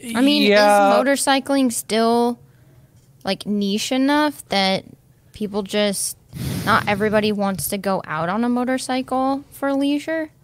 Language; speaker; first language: English; native; English